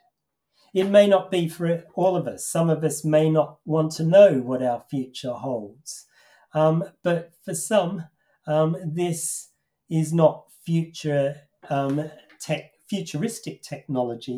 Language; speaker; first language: English; native; English